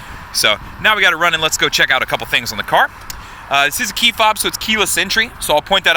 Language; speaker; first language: English; native; English